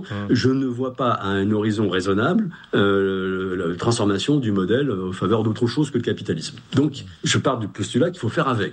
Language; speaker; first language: French; native; French